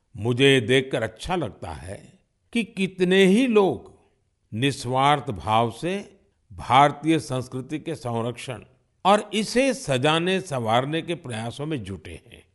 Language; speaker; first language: Hindi; non-native, local second language; Gujarati